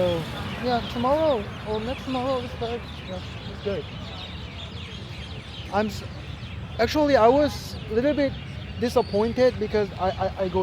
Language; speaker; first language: English; non-native, learner; Korean